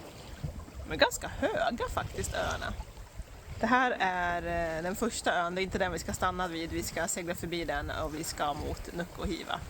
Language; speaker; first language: Swedish; native; Swedish